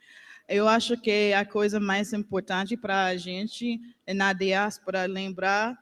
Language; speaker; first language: Portuguese; non-native, learner; English